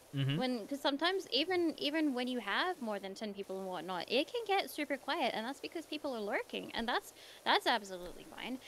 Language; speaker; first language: English; native; English